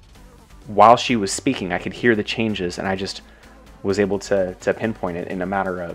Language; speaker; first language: English; native; English